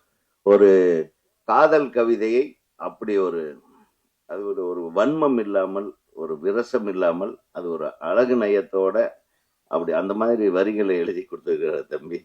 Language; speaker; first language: Tamil; native; Tamil